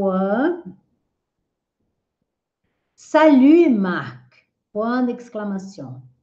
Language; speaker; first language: French; non-native, fluent; Portuguese